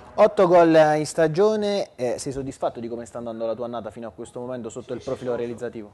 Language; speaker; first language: Italian; native; Italian